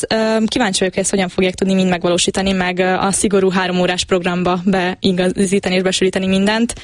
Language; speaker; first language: Hungarian; native; Hungarian